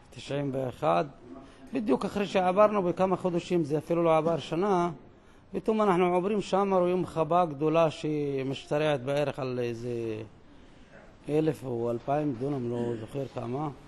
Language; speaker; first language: Hebrew; non-native, local second language; Arabic